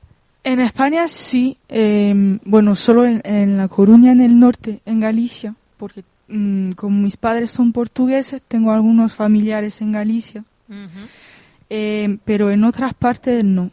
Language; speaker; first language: Spanish; non-native, fluent; French